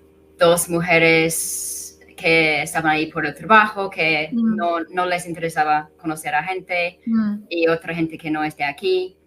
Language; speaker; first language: Spanish; non-native, fluent; English